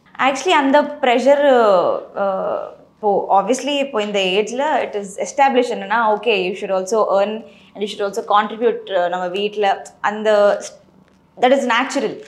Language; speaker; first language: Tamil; non-native, learner; Telugu